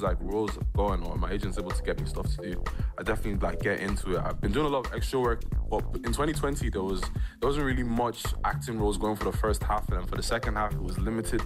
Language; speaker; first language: English; native; English